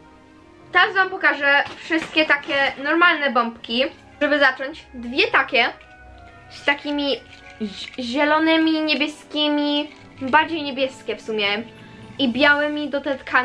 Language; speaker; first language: Polish; early bilingual, heritage; Polish